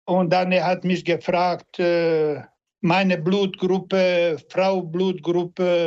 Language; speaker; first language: German; non-native, learner; Serbian